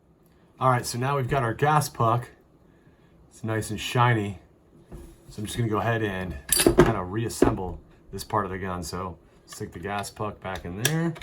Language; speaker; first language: English; native; English